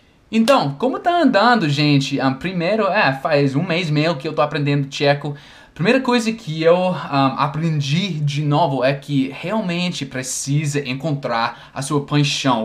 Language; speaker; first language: Portuguese; non-native, fluent; English